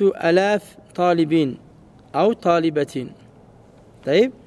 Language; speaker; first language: Arabic; non-native, fluent; French